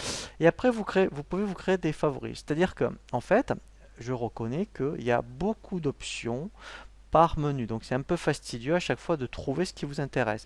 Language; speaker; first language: French; native; French